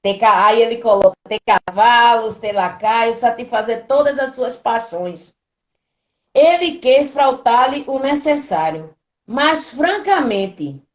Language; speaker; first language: Portuguese; native; Portuguese